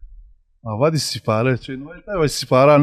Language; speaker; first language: Turkish; non-native, local second language; Zaza